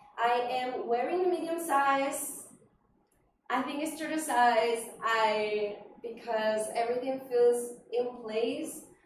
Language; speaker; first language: English; non-native, fluent; Spanish